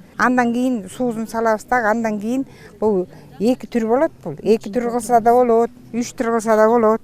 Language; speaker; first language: Kyrgyz; native; Kyrgyz